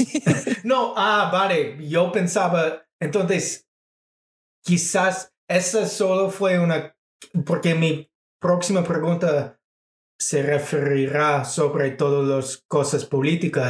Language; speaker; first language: Spanish; non-native, fluent; English